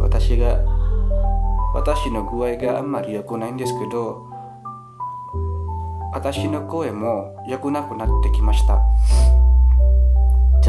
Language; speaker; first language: Japanese; non-native, learner; Indonesian